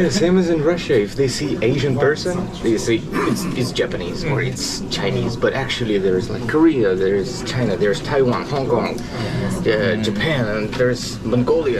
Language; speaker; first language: English; non-native, fluent; Russian